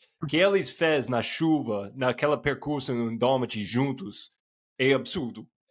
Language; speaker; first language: Portuguese; non-native, fluent; English